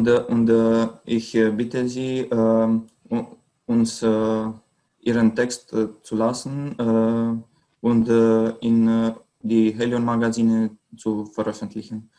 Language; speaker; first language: German; non-native, learner; Romanian